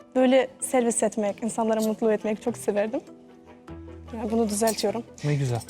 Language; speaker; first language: Turkish; non-native, fluent; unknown